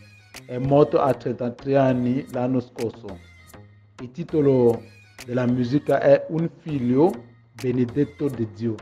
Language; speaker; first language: Italian; non-native, learner; French